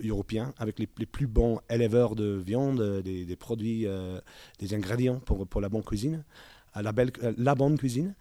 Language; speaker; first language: French; non-native, learner; English